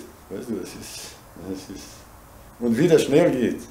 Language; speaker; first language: German; non-native, learner; Bosnian